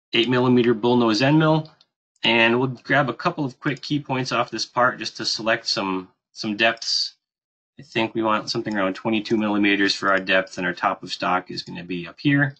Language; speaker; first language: English; native; English